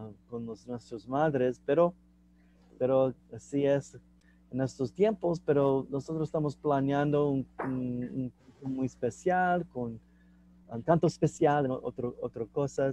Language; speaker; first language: Spanish; non-native, learner; English